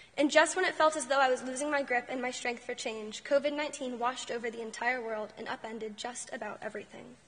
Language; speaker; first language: English; native; English